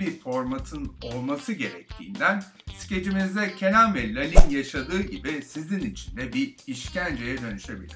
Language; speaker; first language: Turkish; native; Turkish